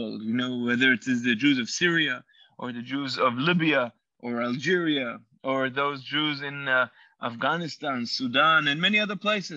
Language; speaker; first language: English; non-native, fluent; Hebrew